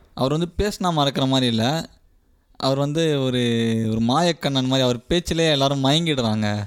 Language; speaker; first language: Tamil; native; Tamil